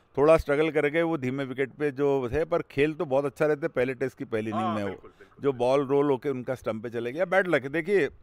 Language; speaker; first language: Hindi; native; Hindi